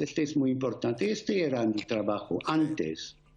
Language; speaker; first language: Spanish; non-native, fluent; English